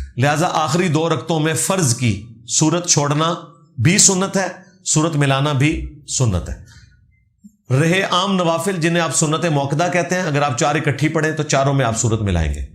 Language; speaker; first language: Urdu; non-native, local second language; Punjabi